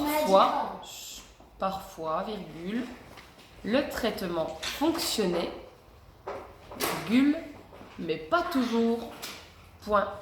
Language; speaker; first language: French; native; French